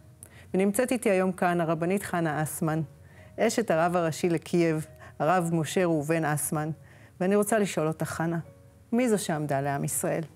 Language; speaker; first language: Hebrew; native; Hebrew